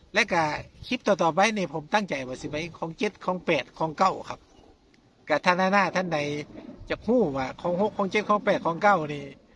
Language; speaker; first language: Thai; non-native, local second language; Northeastern Thai